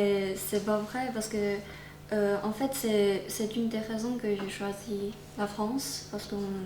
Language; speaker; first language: French; non-native, fluent; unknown